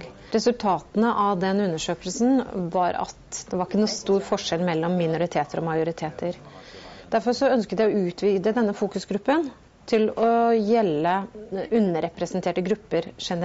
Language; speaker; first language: Norwegian; native; Norwegian